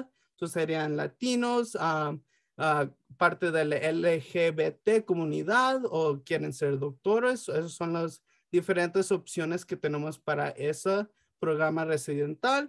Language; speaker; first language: Spanish; early bilingual, heritage; Spanish